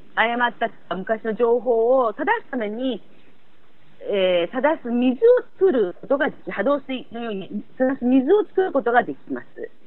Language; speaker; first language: Japanese; native; Japanese